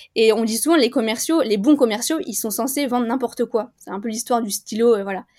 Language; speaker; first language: French; native; French